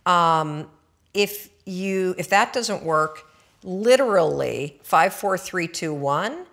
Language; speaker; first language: English; native; English